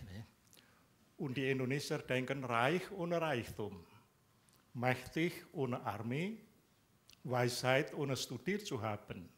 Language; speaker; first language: German; non-native, fluent; Indonesian